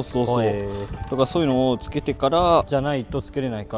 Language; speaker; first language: Japanese; native; Japanese